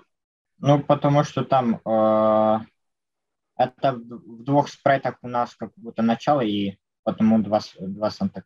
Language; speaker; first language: Russian; native; Russian